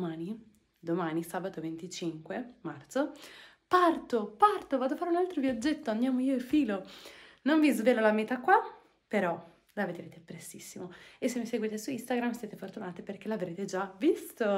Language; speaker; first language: Italian; native; Italian